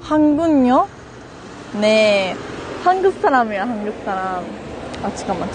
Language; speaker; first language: Korean; non-native, learner; Japanese